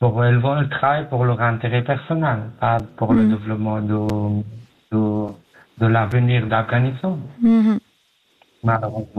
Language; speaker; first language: French; non-native, learner; Pashto